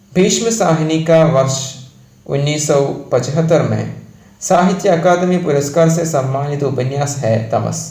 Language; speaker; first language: Hindi; non-native, local second language; Malayalam